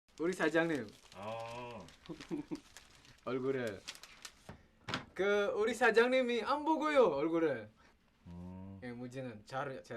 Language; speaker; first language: Korean; non-native, learner; Indonesian